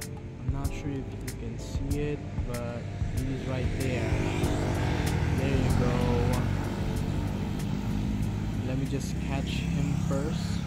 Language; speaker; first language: English; non-native, local second language; Filipino